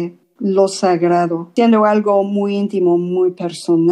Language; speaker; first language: Spanish; non-native, fluent; English